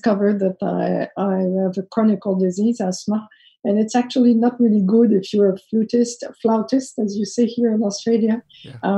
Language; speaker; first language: English; non-native, fluent; French